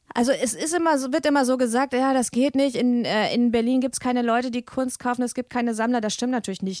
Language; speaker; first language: German; native; German